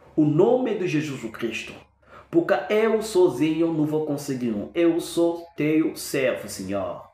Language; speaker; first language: Portuguese; non-native, learner; French